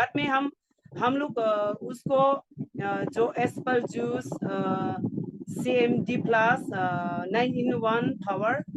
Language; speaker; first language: Hindi; non-native, local second language; Garo